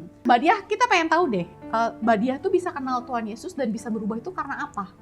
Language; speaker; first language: Indonesian; native; Indonesian